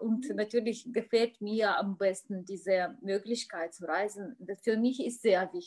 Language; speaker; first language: German; non-native, learner; Russian